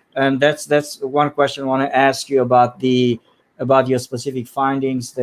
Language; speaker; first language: English; non-native, fluent; Romanian